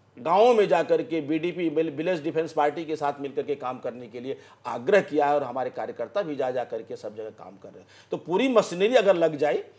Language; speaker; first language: Hindi; native; Hindi